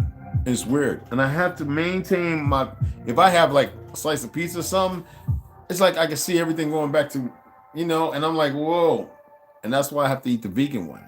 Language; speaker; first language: English; native; English